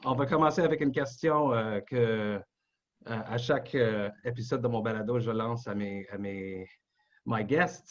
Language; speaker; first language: French; non-native, local second language; English